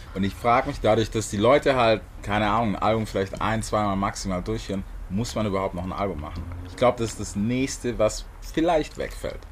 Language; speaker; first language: German; native; German